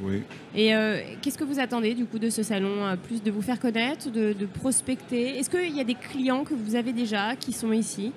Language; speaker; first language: French; native; French